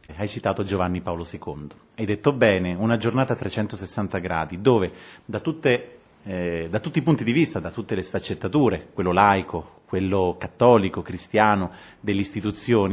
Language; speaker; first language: Italian; native; Italian